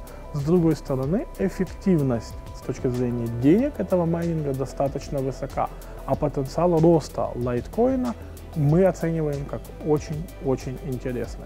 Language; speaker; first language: Russian; native; Russian